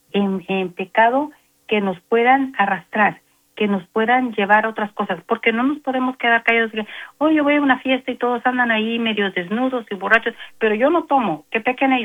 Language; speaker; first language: Spanish; native; Spanish